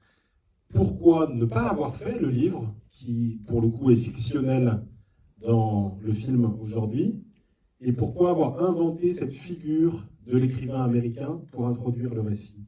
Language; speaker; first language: French; native; French